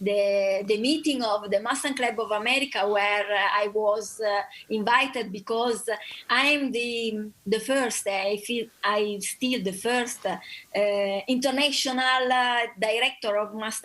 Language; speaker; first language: English; non-native, learner; Italian